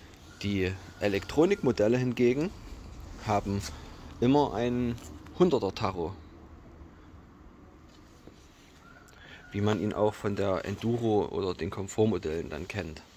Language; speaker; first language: German; native; German